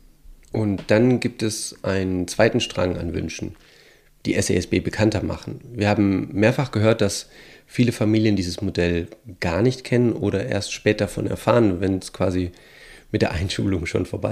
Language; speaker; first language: German; native; German